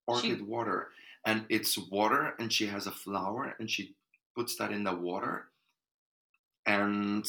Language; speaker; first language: English; non-native, fluent; Dutch